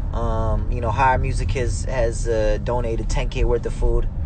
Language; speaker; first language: English; early bilingual, other home language; Korean